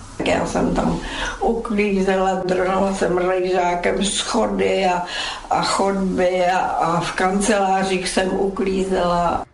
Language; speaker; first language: Czech; native; Czech